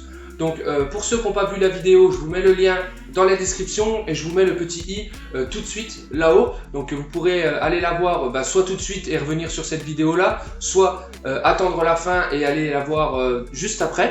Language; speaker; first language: French; native; French